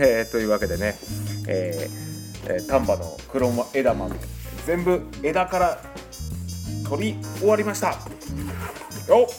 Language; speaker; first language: Japanese; native; Japanese